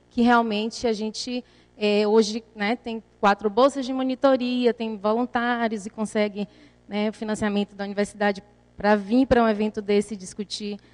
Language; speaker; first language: Portuguese; native; Portuguese